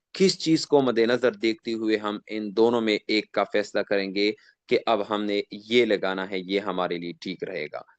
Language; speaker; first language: Urdu; non-native, local second language; Pashto